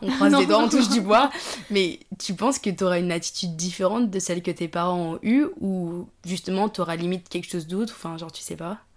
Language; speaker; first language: French; native; French